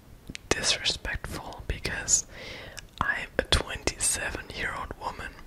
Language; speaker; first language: English; non-native, fluent; German